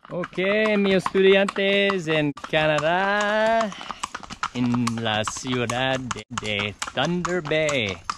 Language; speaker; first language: Spanish; non-native, learner; English